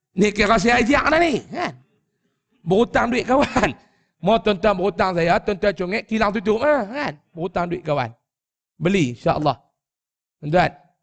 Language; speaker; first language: Malay; native; Malay